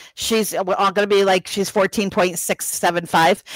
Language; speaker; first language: English; native; English